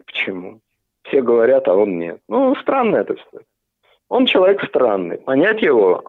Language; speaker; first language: Russian; native; Russian